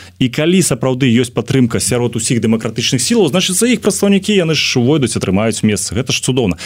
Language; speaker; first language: Belarusian; native; Belarusian